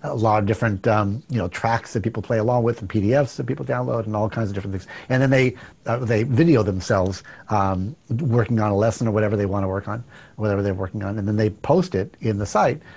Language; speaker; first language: English; native; English